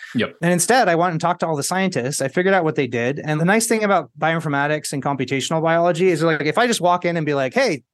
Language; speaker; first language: English; early bilingual, other home language; Spanish